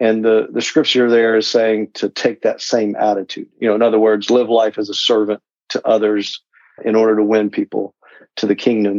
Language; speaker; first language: English; native; English